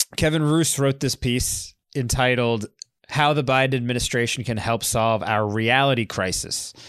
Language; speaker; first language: English; native; English